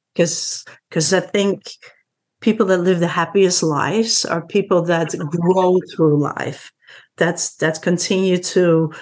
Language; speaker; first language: English; non-native, fluent; Dutch